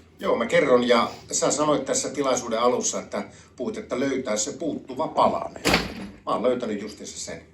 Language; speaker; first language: Finnish; native; Finnish